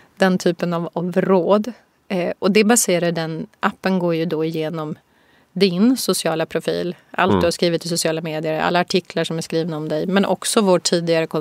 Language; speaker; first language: Swedish; native; Swedish